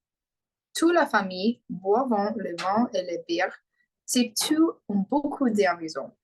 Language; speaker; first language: French; non-native, learner; English